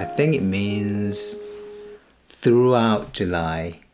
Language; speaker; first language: English; non-native, fluent; Korean